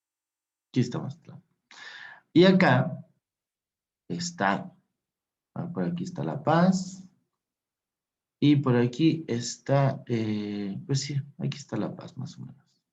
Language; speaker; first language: Spanish; native; Spanish